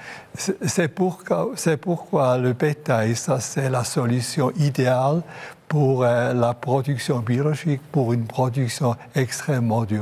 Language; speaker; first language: French; non-native, local second language; German